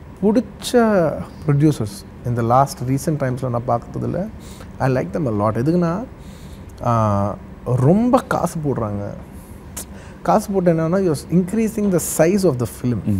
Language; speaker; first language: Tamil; non-native, local second language; Telugu